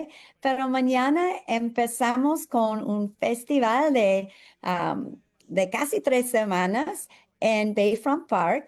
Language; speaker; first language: Spanish; non-native, fluent; English